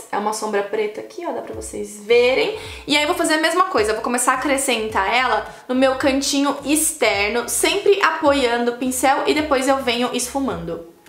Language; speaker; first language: Portuguese; native; Portuguese